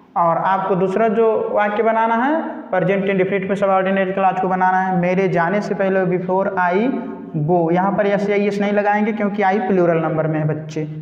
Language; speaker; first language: Hindi; native; Hindi